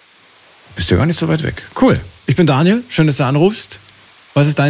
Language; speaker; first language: German; native; German